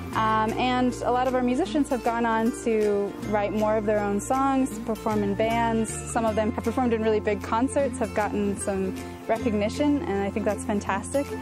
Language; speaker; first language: English; native; English